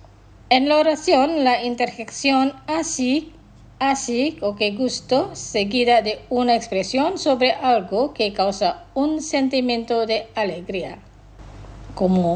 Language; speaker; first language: Spanish; non-native, fluent; Indonesian